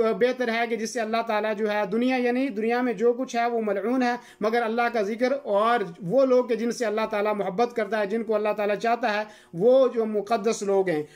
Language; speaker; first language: Urdu; non-native, local second language; Gujari